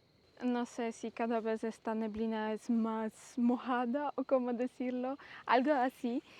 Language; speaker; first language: Spanish; non-native, learner; Polish